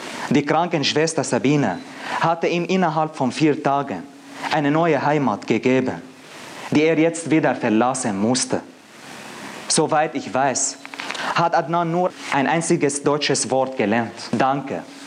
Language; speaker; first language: German; non-native, fluent; Arabic